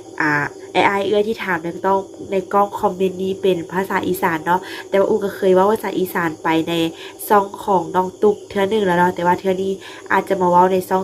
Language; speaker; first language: Thai; non-native, local second language; Northeastern Thai